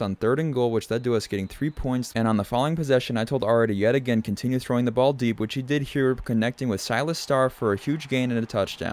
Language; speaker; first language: English; native; English